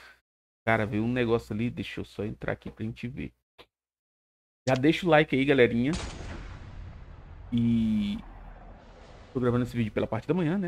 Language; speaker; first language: Portuguese; native; Portuguese